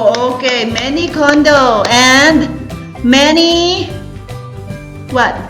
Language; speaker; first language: English; non-native, learner; Thai